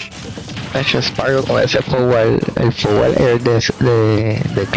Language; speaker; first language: Spanish; native; Spanish